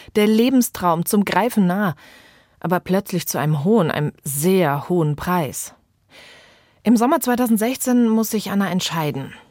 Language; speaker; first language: German; early bilingual, other home language; French